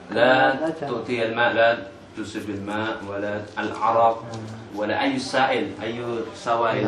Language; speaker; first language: Arabic; non-native, fluent; Indonesian